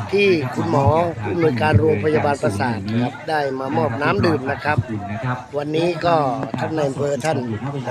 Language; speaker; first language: Thai; native; Thai